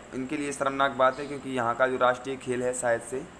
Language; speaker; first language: Hindi; native; Hindi